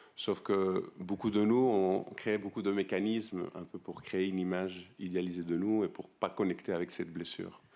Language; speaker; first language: French; non-native, fluent; Spanish